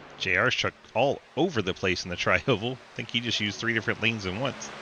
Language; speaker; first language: English; native; English